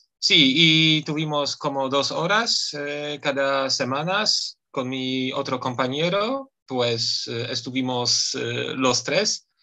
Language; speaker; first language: Spanish; non-native, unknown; Polish